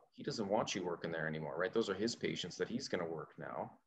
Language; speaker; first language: English; native; English